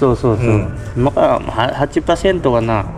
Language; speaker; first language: Japanese; non-native, learner; Filipino